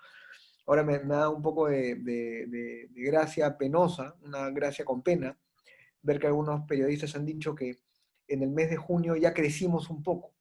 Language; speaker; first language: Spanish; native; Spanish